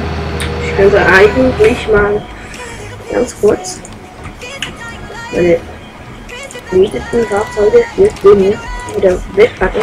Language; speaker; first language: German; native; German